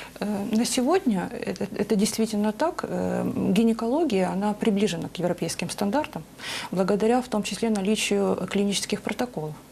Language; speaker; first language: Russian; native; Russian